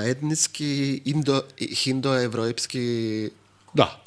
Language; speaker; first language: Macedonian; non-native, fluent; Greek